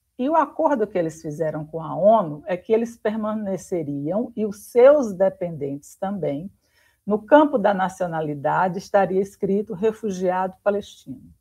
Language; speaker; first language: Portuguese; native; Portuguese